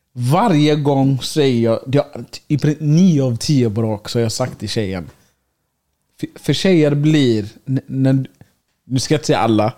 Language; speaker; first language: Swedish; early bilingual, other home language; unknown